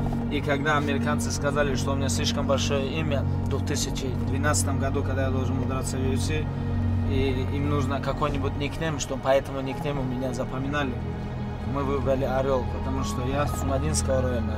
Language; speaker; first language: Russian; non-native, local second language; Avaric